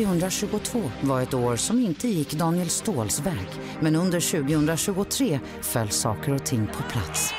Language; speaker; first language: Swedish; native; Swedish